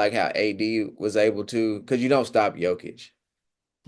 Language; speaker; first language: English; native; English